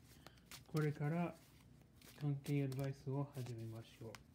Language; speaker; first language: Japanese; non-native, learner; English